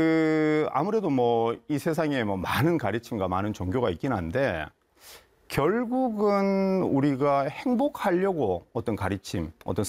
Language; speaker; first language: Korean; native; Korean